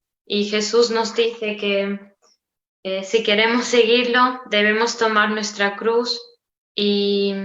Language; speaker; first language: Spanish; non-native, learner; Romanian